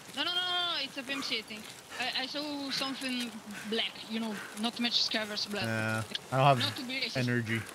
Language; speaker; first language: English; non-native, learner; Italian